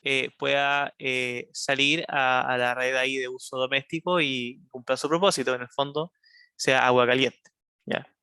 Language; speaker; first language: Spanish; native; Spanish